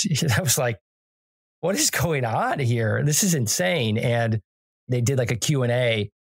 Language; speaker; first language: English; native; English